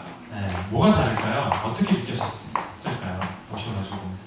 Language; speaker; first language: Korean; native; Korean